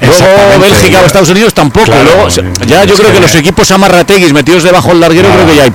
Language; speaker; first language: Spanish; native; Spanish